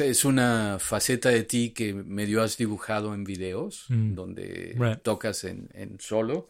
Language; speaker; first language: Spanish; native; Spanish